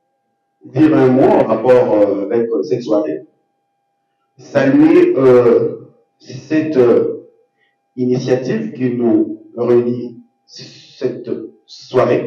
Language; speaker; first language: French; non-native, local second language; Lingala